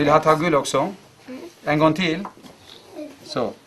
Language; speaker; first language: Swedish; non-native, fluent; Kurdish